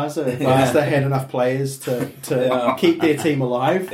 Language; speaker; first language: English; native; English